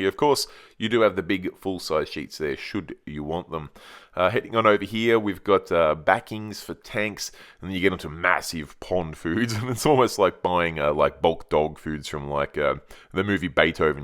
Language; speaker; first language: English; native; English